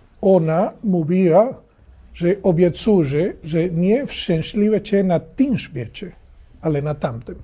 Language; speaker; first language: Polish; non-native, learner; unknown